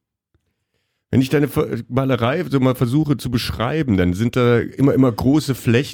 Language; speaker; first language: German; native; German